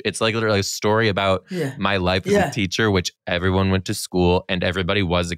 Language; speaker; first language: English; native; English